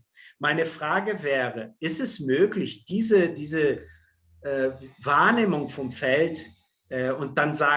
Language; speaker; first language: German; non-native, fluent; Portuguese